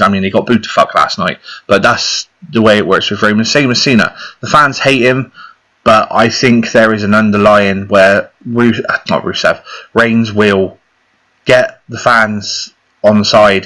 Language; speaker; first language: English; native; English